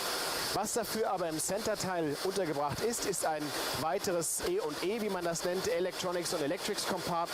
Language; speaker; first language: German; native; German